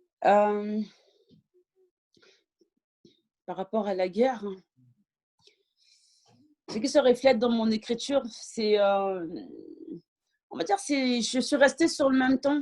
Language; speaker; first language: French; early bilingual, other home language; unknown